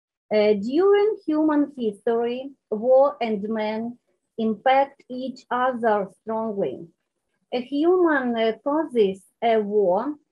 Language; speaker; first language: English; non-native, learner; Ukrainian